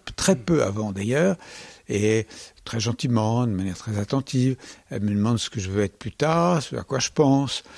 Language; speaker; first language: French; native; French